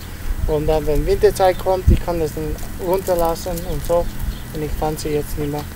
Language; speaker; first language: German; non-native, learner; Italian